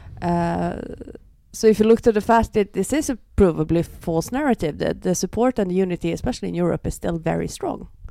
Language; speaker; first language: English; non-native, fluent; Swedish